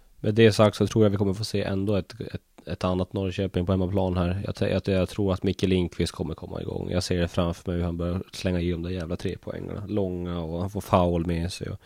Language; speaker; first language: Swedish; native; Swedish